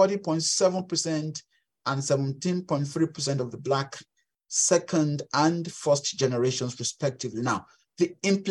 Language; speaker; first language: English; non-native, local second language; Yoruba